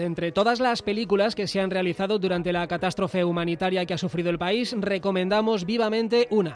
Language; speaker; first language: Spanish; native; Spanish